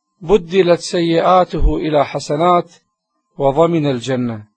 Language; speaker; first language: Arabic; native; Arabic